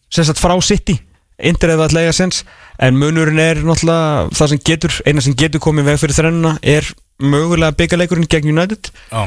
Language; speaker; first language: Icelandic; non-native, fluent; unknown